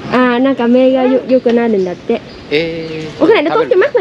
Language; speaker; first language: Vietnamese; native; Vietnamese